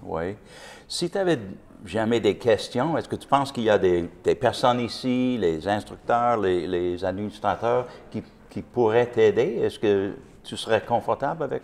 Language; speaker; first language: French; non-native, fluent; English